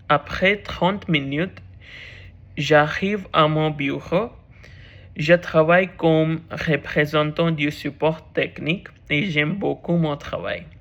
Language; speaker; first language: French; non-native, learner; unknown